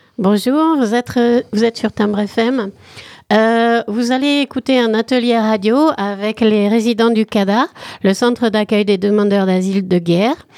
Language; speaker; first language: French; native; French